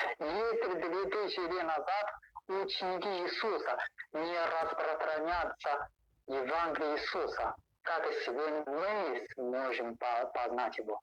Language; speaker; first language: Russian; non-native, learner; Chinese